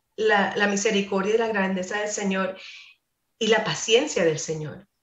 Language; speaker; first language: Spanish; non-native, fluent; English